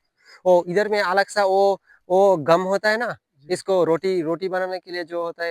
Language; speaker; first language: Hindi; non-native, fluent; Bangla